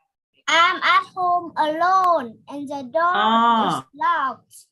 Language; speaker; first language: English; non-native, learner; Vietnamese